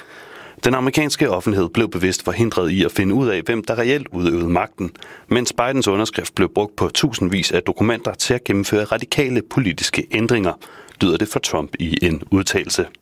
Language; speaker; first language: Danish; native; Danish